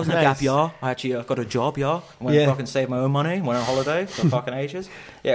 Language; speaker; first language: English; native; English